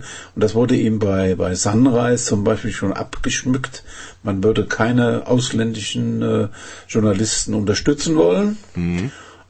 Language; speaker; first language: German; native; German